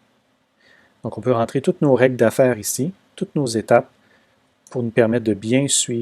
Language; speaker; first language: French; native; French